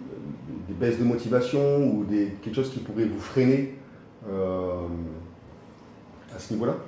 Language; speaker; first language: French; native; French